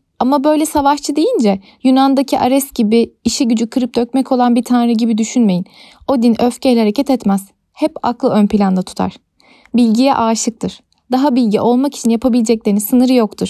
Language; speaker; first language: Turkish; native; Turkish